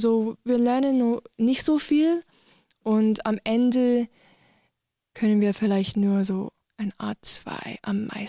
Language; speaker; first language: German; non-native, learner; English